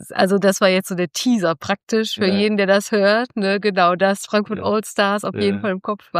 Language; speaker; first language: German; native; German